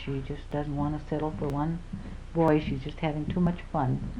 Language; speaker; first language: English; early bilingual, other home language; Finnish